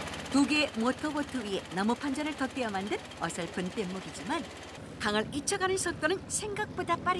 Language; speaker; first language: Korean; native; Korean